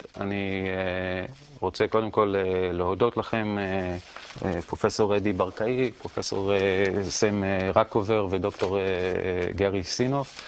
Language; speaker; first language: Hebrew; native; Hebrew